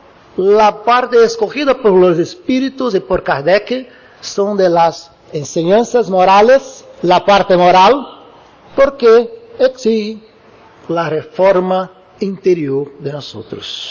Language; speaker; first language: Spanish; non-native, learner; Portuguese